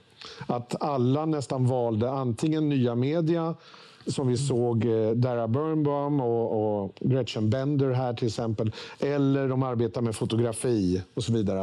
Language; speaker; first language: Swedish; native; Swedish